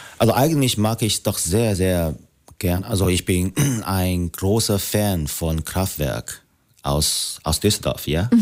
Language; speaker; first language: German; non-native, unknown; Chinese